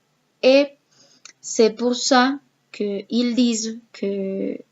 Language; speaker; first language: French; non-native, learner; Spanish